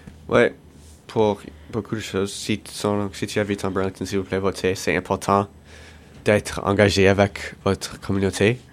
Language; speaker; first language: French; non-native, local second language; English